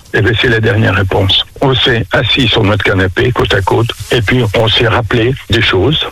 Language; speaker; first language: French; native; French